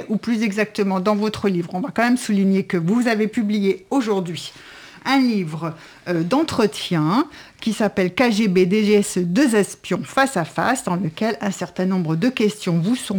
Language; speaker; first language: French; native; French